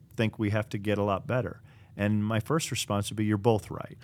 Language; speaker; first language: English; native; English